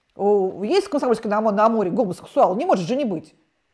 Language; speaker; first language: Russian; native; Russian